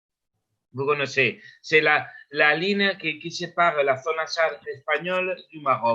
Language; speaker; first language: French; non-native, learner; Spanish